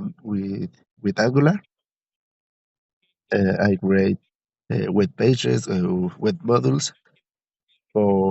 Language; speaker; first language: English; non-native, learner; Spanish